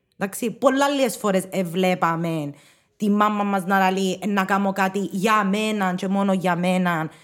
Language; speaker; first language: Greek; native; Greek